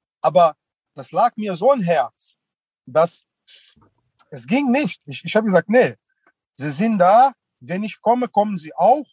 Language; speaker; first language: German; non-native, fluent; Portuguese